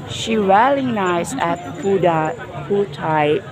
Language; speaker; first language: English; non-native, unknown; Thai